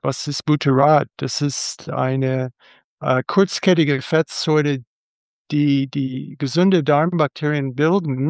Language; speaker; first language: German; non-native, fluent; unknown